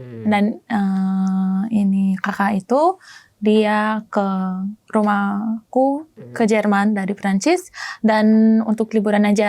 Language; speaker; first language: Indonesian; non-native, learner; German